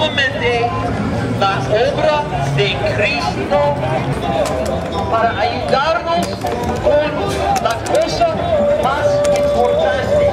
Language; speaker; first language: Spanish; non-native, learner; English